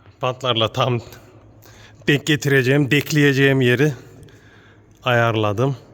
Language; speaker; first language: Turkish; early bilingual, heritage; Turkish